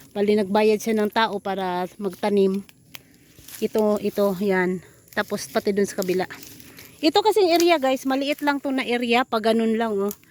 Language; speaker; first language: Filipino; native; Filipino